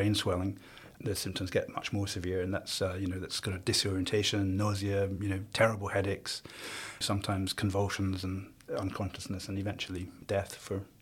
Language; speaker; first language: English; native; English